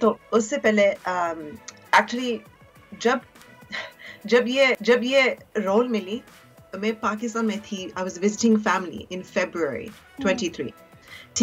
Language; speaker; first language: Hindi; early bilingual, heritage; Urdu